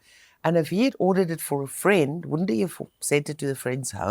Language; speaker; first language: English; non-native, local second language; Afrikaans